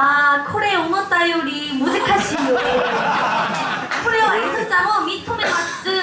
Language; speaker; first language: Japanese; non-native, learner; Korean